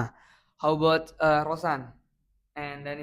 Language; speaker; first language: English; non-native, learner; Indonesian